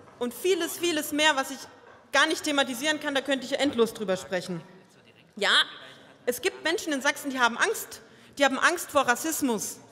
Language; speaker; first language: German; early bilingual, other home language; Croatian